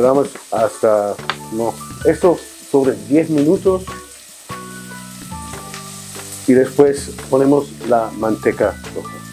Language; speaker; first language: Spanish; non-native, fluent; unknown